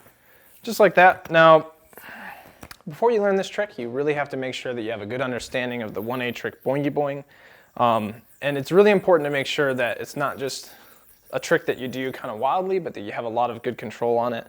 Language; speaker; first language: English; native; English